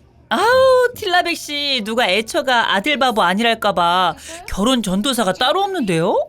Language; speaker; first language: Korean; native; Korean